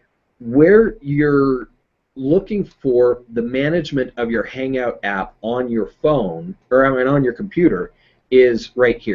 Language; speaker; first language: English; native; English